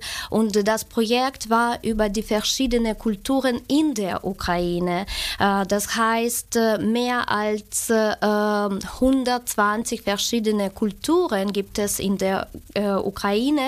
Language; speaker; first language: German; non-native, fluent; Ukrainian